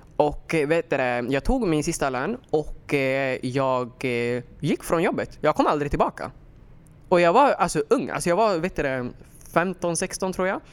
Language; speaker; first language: Swedish; early bilingual, other home language; Somali